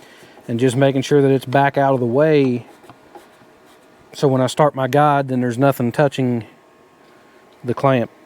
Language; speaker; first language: English; native; English